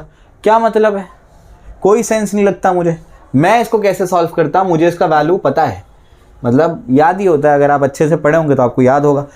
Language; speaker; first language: Hindi; native; Hindi